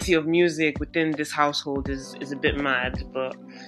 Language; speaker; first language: English; non-native, local second language; Yoruba